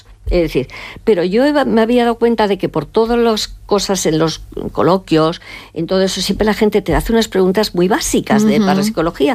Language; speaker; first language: Spanish; native; Spanish